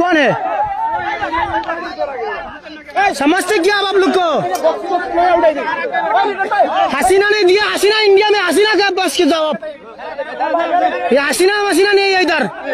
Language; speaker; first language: Hindi; non-native, learner; Bangla